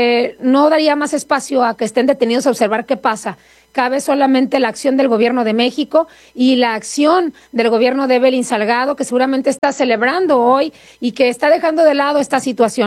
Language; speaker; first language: Spanish; native; Spanish